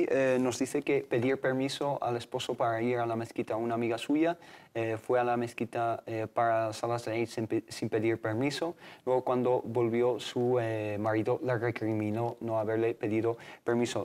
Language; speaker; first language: Spanish; native; Spanish